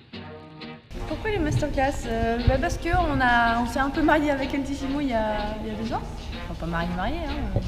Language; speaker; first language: French; native; French